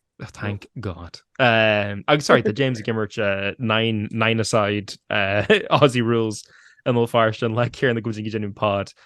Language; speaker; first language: Irish; native; Irish